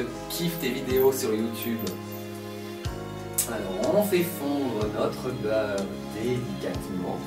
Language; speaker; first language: French; native; French